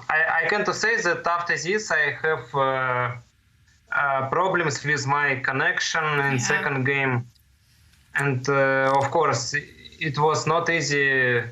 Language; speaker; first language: English; non-native, learner; Russian